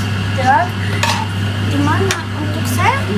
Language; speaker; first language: Indonesian; non-native, learner; Russian